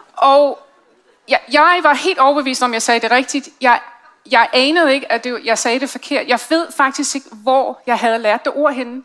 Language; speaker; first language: Danish; non-native, fluent; English